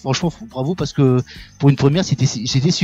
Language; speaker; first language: French; native; French